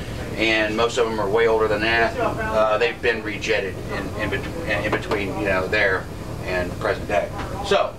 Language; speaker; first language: English; native; English